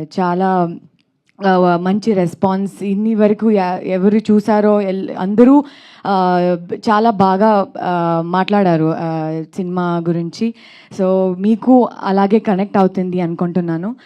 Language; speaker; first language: Telugu; non-native, learner; Kannada